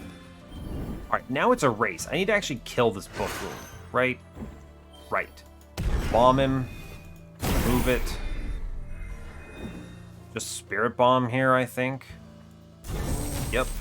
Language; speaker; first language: English; native; English